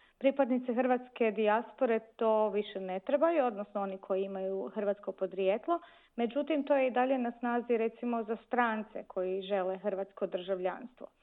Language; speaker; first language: Croatian; native; Croatian